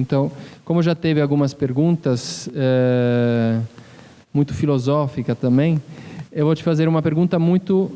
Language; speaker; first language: Portuguese; non-native, fluent; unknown